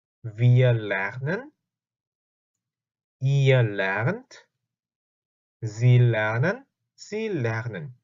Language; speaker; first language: German; non-native, fluent; Korean